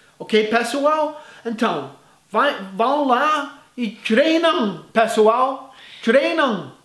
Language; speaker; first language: Portuguese; non-native, fluent; English